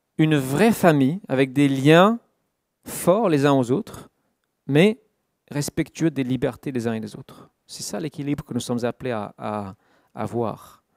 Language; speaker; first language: French; non-native, fluent; English